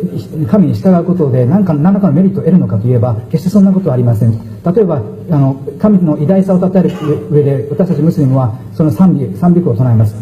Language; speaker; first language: Japanese; native; Japanese